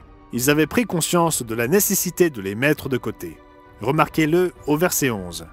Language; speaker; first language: French; native; French